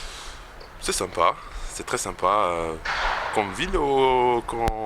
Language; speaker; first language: French; non-native, fluent; Bosnian